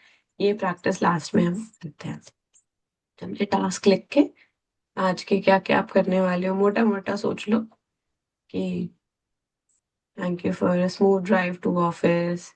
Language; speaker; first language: Hindi; native; Hindi